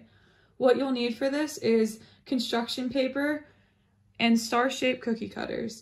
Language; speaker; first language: English; native; English